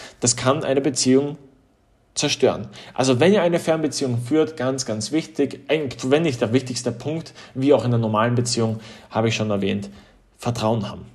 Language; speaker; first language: German; early bilingual, other home language; Polish